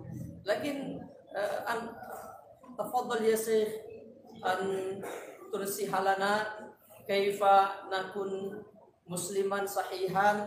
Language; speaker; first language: Arabic; non-native, fluent; Indonesian